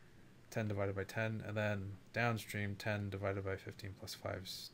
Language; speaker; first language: English; native; English